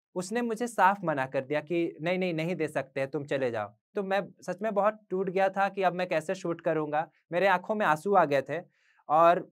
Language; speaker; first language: Hindi; native; Hindi